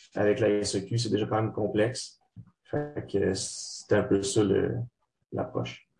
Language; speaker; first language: French; native; French